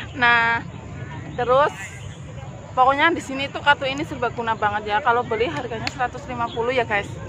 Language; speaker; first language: Indonesian; non-native, local second language; Javanese